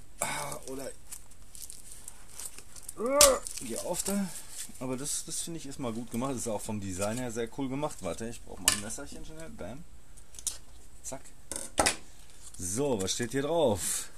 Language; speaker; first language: German; native; German